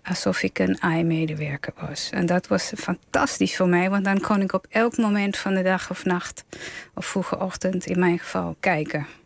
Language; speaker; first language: Dutch; non-native, fluent; English